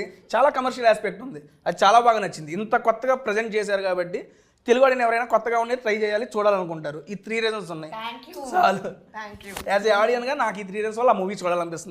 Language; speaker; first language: Telugu; native; Telugu